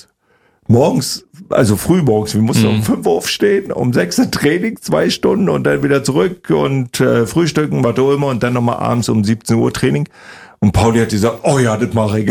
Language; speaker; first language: German; native; German